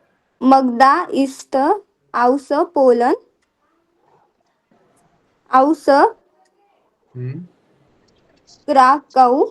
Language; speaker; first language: German; non-native, learner; Hindi